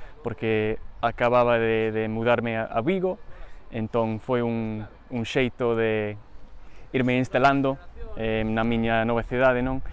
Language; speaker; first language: Galician; non-native, fluent; English